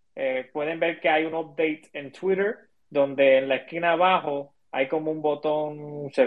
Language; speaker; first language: Spanish; early bilingual, heritage; Spanish